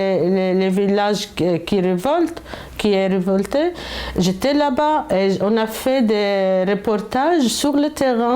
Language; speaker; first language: French; non-native, fluent; Arabic